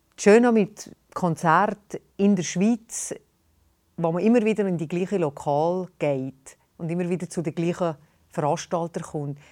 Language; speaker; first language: German; native; German